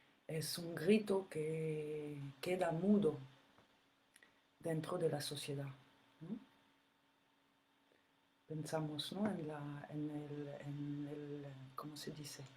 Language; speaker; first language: Spanish; non-native, fluent; French